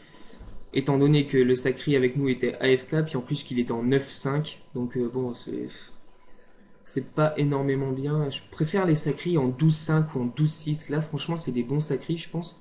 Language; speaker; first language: French; native; French